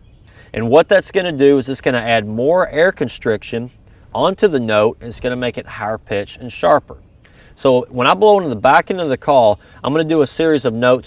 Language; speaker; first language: English; native; English